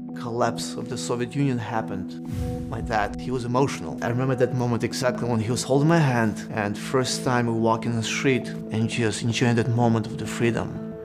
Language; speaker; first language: English; non-native, fluent; Russian